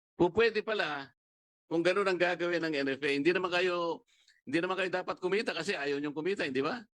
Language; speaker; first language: Filipino; non-native, local second language; Pampanga